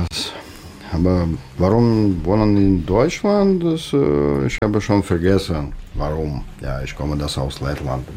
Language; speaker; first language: German; non-native, learner; Russian